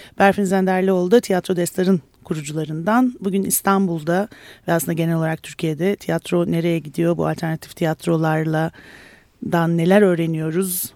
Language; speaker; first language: Turkish; native; Turkish